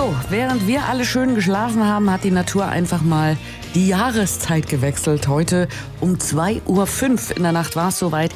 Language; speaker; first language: German; native; German